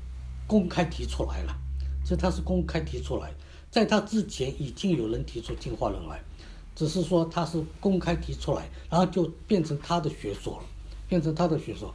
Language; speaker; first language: Chinese; native; Chinese